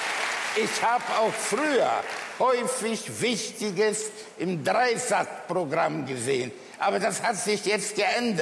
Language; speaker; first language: German; early bilingual, other home language; Polish